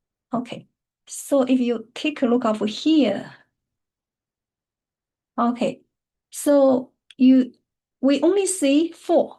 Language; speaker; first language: English; non-native, fluent; Chinese